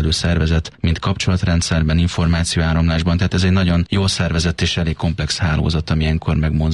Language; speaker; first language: Hungarian; native; Hungarian